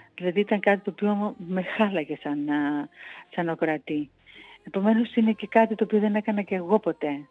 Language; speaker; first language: Greek; native; Greek